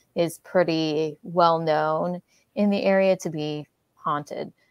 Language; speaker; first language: English; native; English